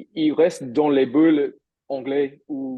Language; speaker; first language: French; non-native, fluent; English